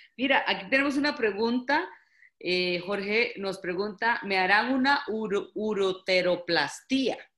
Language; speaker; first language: Spanish; native; Spanish